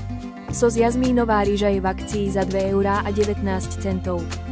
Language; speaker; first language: Slovak; native; Slovak